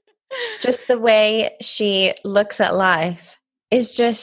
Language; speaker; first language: English; native; English